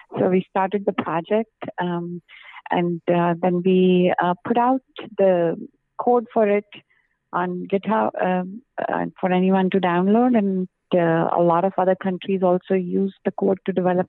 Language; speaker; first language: English; non-native, local second language; Hindi